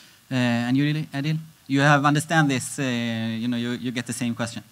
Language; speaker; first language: English; non-native, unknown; Swedish